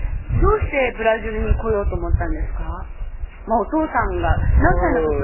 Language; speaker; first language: Japanese; native; Japanese